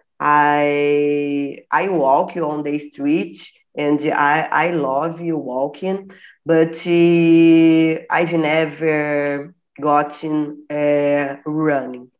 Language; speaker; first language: English; non-native, learner; Portuguese